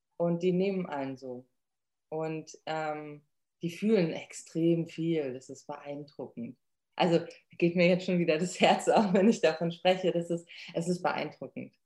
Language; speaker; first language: German; early bilingual, other home language; Polish